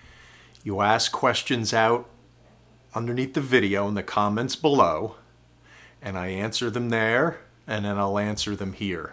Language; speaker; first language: English; native; English